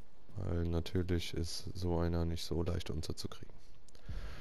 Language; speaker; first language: German; native; German